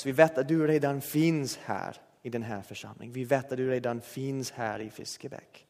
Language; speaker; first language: Swedish; non-native, fluent; English